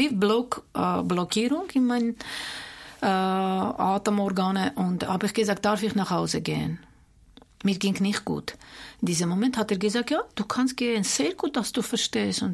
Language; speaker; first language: German; non-native, fluent; Armenian